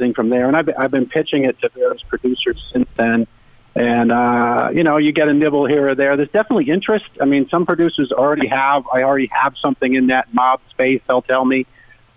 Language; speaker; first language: English; native; English